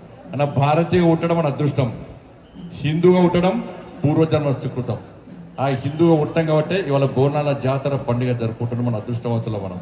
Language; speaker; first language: Telugu; native; Telugu